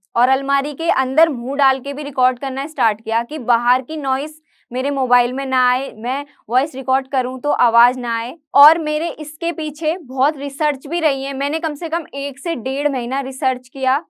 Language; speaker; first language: Hindi; native; Hindi